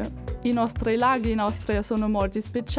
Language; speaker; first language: Italian; non-native, fluent; German